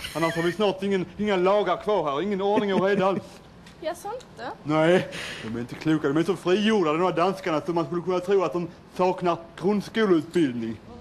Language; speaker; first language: Swedish; native; Swedish